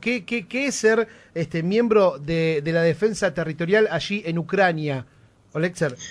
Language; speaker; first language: Spanish; native; Spanish